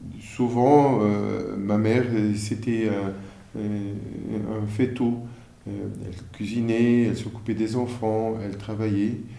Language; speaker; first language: French; non-native, fluent; Portuguese